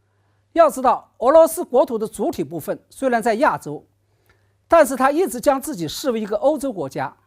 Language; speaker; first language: Chinese; native; Chinese